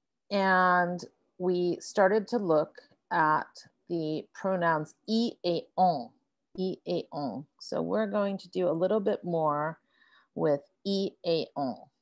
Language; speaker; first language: English; native; English